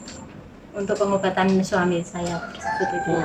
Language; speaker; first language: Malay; non-native, local second language; Javanese